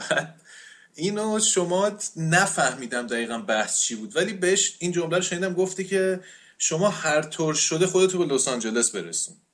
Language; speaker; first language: Persian; native; Persian